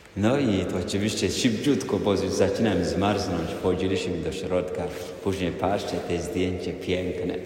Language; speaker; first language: Polish; non-native, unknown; Amharic